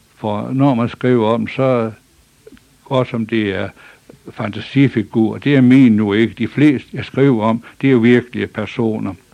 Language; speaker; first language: Danish; native; Danish